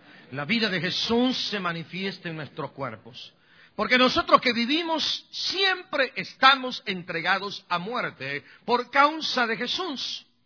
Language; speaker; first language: Spanish; native; Spanish